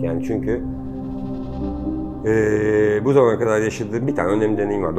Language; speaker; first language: Turkish; native; Turkish